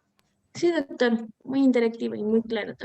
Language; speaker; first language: Spanish; native; Spanish